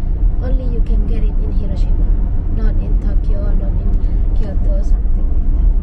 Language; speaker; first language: English; non-native, learner; Indonesian